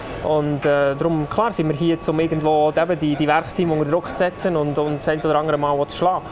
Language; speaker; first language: German; native; German